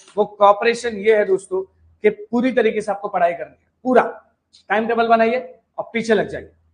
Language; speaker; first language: Hindi; non-native, local second language; Marathi